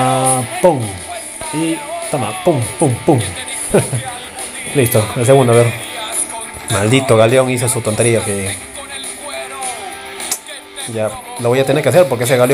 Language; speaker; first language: Spanish; native; Spanish